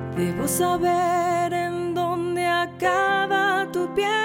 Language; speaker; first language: English; non-native, fluent; Spanish